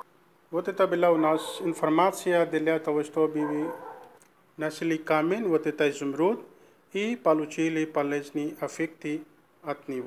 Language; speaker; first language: Russian; non-native, learner; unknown